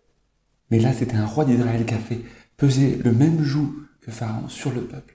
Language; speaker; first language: French; native; French